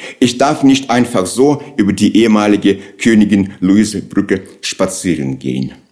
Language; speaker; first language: German; non-native, fluent; Russian